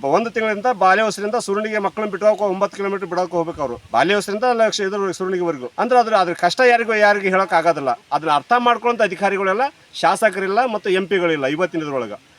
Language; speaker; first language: Kannada; native; Kannada